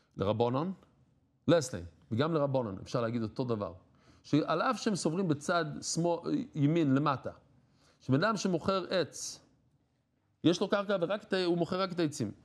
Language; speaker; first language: Hebrew; non-native, fluent; English